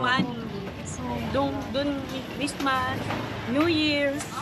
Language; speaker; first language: English; non-native, local second language; Filipino